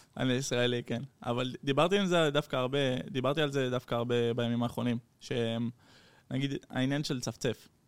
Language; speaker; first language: Hebrew; early bilingual, heritage; Hebrew